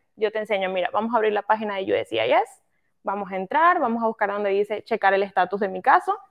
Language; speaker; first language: Spanish; native; Spanish